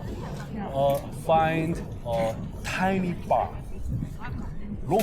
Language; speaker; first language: English; non-native, learner; Japanese